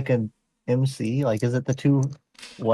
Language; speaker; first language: English; native; English